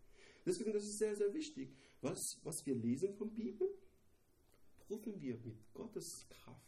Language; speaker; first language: German; non-native, learner; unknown